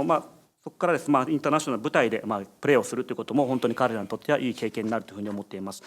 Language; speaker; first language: Japanese; native; Japanese